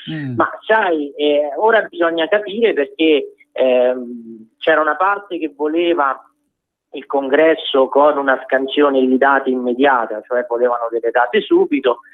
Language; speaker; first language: Italian; native; Italian